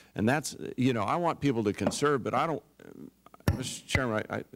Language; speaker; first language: English; native; English